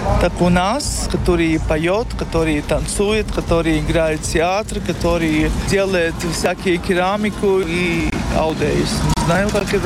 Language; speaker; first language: Russian; non-native, local second language; Latvian